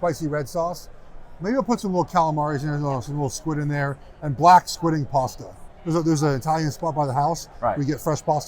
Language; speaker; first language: English; native; English